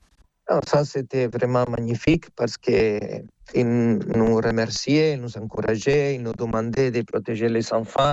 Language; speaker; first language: French; non-native, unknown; Spanish